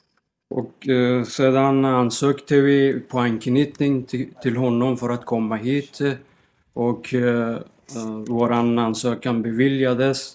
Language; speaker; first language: Swedish; non-native, fluent; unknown